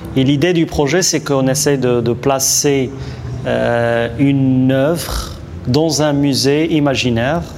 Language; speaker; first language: French; non-native, local second language; Arabic